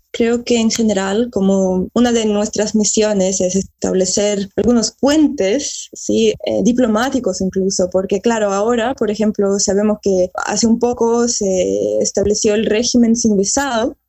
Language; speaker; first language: Spanish; early bilingual, other home language; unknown